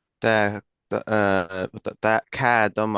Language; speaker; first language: Arabic; non-native, learner; Estonian